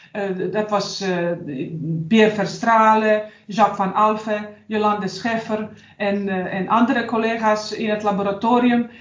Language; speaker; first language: Dutch; non-native, fluent; Bosnian